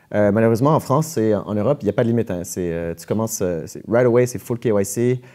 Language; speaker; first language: French; native; French